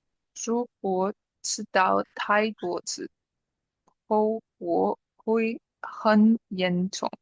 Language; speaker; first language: Chinese; non-native, learner; English